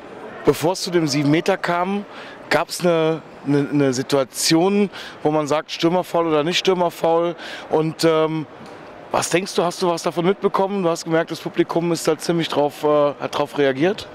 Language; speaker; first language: German; native; German